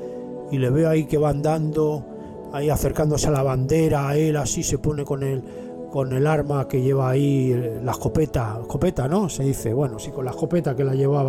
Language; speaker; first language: Spanish; native; Spanish